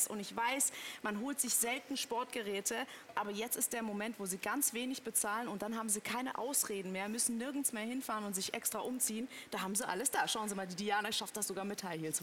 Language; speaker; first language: German; native; German